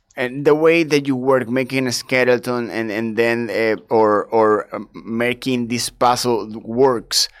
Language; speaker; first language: English; non-native, learner; Spanish